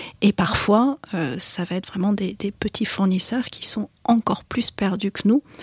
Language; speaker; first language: French; early bilingual, other home language; Chinese